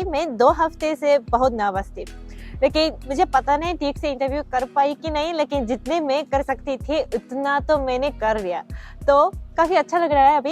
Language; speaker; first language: Hindi; non-native, fluent; Japanese